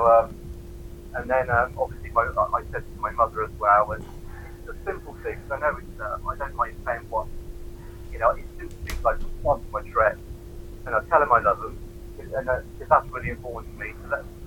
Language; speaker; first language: English; native; English